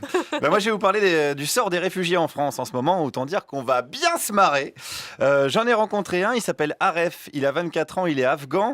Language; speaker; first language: French; native; French